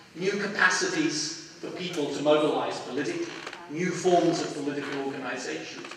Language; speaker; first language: English; native; English